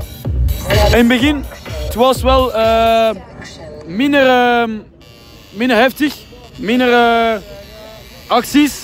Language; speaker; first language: Dutch; non-native, local second language; French